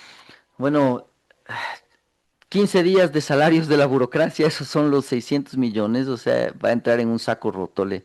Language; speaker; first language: Spanish; native; Spanish